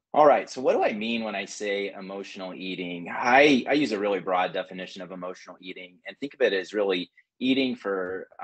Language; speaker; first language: English; native; English